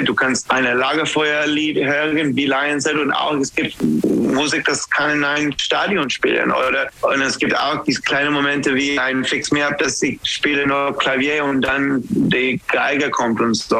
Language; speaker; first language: German; non-native, learner; English